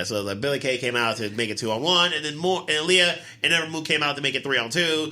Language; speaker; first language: English; native; English